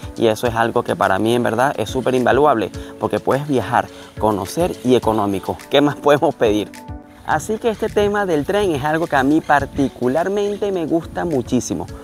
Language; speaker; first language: Spanish; native; Spanish